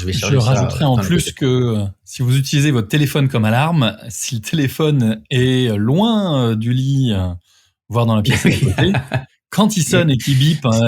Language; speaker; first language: French; native; French